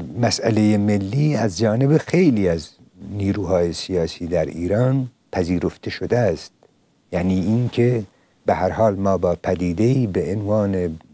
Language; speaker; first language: Persian; non-native, local second language; Central Kurdish